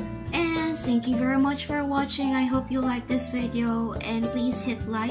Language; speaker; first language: English; non-native, fluent; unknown